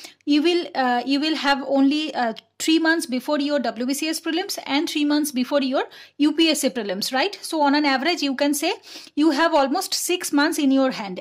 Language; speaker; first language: English; non-native, local second language; Bangla